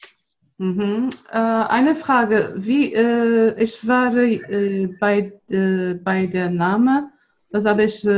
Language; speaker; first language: German; non-native, fluent; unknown